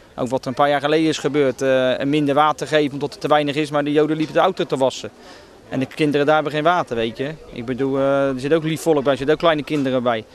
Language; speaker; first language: Dutch; native; Dutch